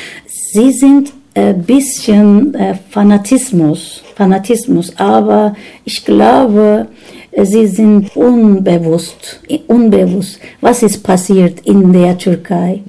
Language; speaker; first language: German; non-native, learner; Turkish